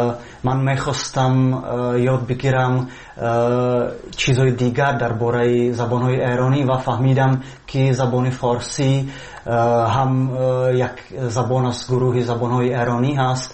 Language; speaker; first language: Persian; non-native, fluent; Czech